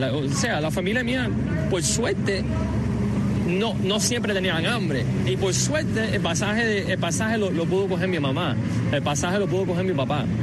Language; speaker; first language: Spanish; early bilingual, heritage; Spanish